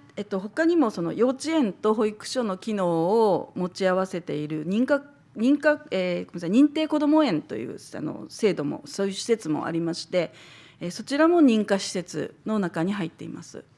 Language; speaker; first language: Japanese; native; Japanese